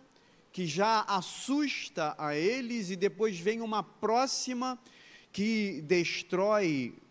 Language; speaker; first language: Portuguese; native; Portuguese